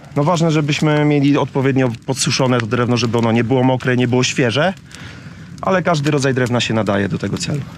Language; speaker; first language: Polish; native; Polish